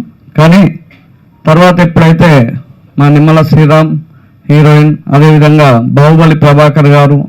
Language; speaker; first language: Telugu; native; Telugu